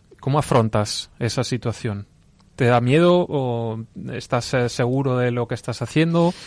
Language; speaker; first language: Spanish; native; Spanish